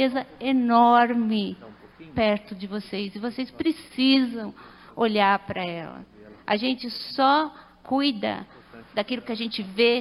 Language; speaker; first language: Portuguese; native; Portuguese